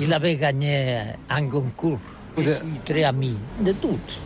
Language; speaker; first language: French; non-native, learner; Catalan